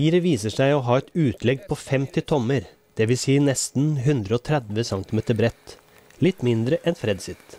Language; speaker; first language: Norwegian; native; Norwegian